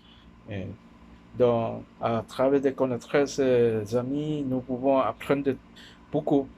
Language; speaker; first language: French; non-native, learner; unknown